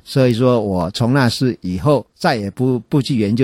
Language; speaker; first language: Chinese; native; Chinese